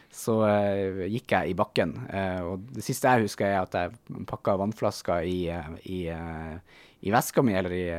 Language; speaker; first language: Norwegian; native; Norwegian